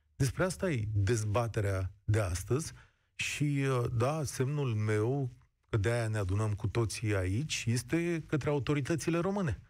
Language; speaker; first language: Romanian; native; Romanian